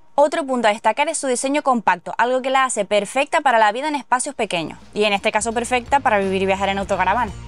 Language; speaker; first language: Spanish; native; Spanish